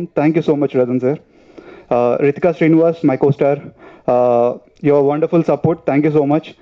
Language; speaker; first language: Tamil; non-native, learner; Telugu